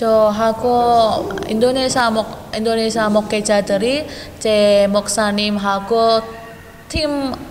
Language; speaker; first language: Korean; non-native, learner; Indonesian